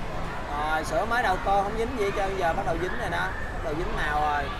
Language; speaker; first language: Vietnamese; native; Vietnamese